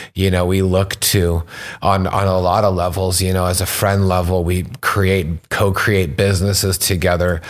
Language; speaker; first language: English; native; English